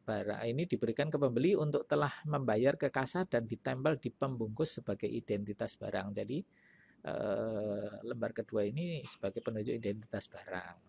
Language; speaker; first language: Indonesian; native; Indonesian